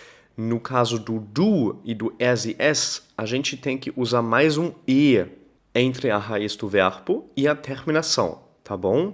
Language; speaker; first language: Portuguese; non-native, fluent; German